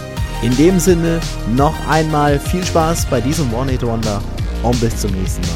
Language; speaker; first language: German; native; German